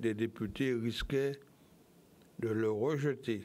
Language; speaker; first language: French; native; French